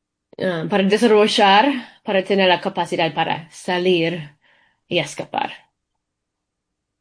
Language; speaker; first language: Spanish; early bilingual, heritage; Spanish